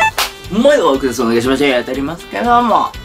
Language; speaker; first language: Japanese; native; Japanese